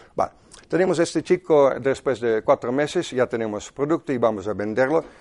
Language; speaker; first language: Spanish; non-native, fluent; Dutch